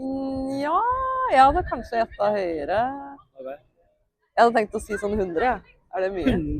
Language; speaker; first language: Norwegian; native; Norwegian